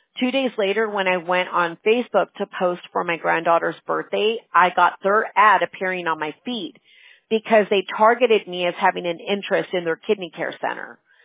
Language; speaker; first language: English; early bilingual, other home language; Spanish